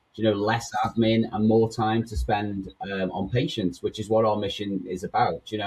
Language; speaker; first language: English; native; English